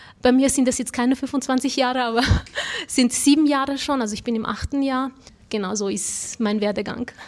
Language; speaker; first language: German; early bilingual, other home language; Turkish